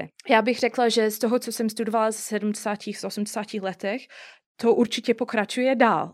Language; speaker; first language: Czech; non-native, fluent; English